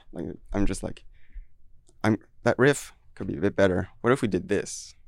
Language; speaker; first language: English; early bilingual, heritage; French